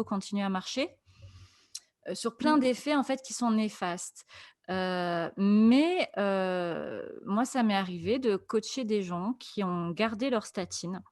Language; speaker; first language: French; native; French